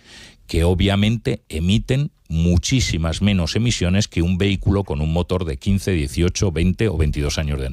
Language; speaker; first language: Spanish; native; Spanish